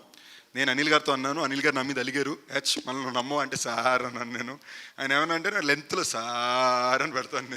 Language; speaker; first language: Telugu; native; Telugu